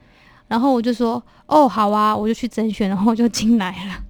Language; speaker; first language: Chinese; non-native, local second language; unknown